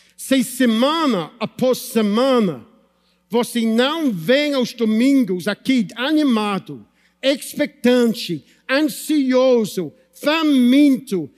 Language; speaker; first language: Portuguese; non-native, fluent; English